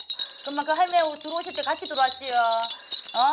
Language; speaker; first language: Korean; native; Korean